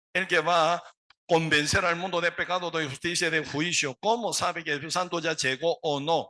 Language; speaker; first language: Spanish; non-native, learner; Korean